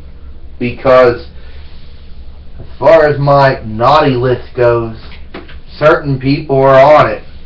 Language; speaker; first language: English; native; English